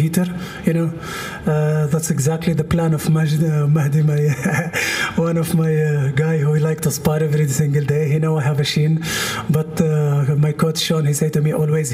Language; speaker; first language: English; non-native, fluent; Russian